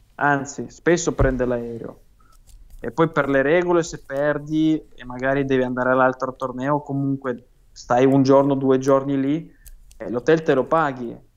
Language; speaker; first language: Italian; non-native, fluent; Russian